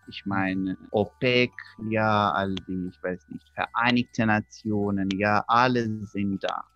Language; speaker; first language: German; non-native, fluent; Russian